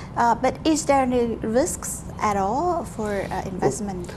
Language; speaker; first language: English; non-native, fluent; Vietnamese